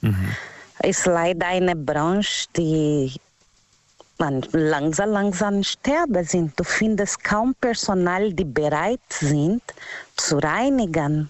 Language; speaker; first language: German; non-native, learner; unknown